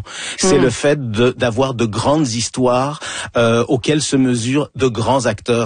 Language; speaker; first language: French; native; French